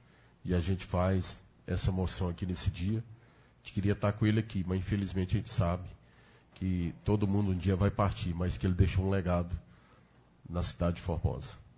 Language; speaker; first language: Portuguese; native; Portuguese